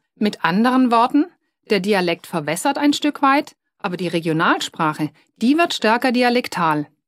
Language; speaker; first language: German; native; German